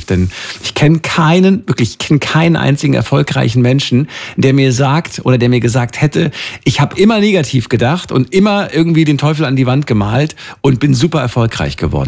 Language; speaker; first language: German; native; German